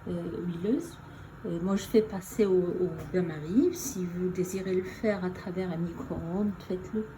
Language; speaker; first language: French; non-native, local second language; Arabic